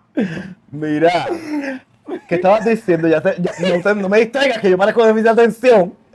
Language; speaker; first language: Spanish; native; Spanish